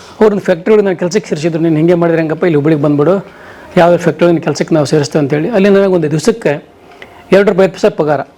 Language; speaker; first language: Kannada; native; Kannada